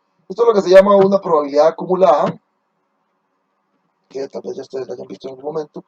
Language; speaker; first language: Spanish; native; Spanish